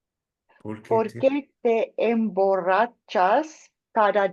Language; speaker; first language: Spanish; non-native, learner; English